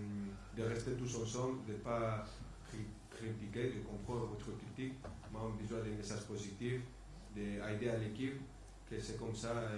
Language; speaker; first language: French; non-native, fluent; Spanish